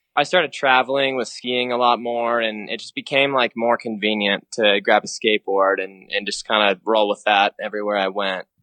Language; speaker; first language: English; native; English